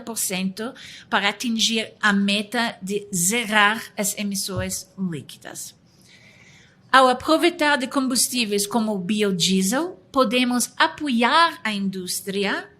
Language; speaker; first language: Portuguese; non-native, fluent; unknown